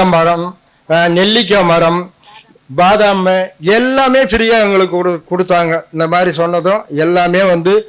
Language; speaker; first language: Tamil; native; Tamil